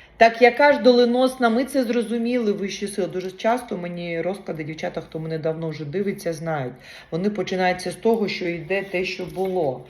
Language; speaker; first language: Ukrainian; non-native, local second language; Russian